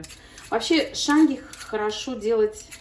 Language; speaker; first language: Russian; native; Russian